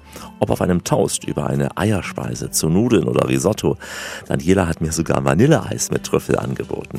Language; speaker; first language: German; native; German